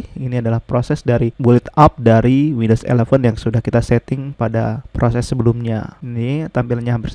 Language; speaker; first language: Indonesian; native; Indonesian